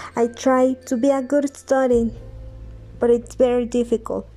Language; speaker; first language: English; non-native, learner; Spanish